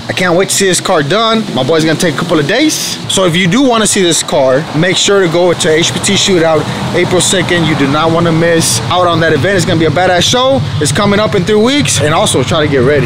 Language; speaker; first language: English; early bilingual, other home language; Spanish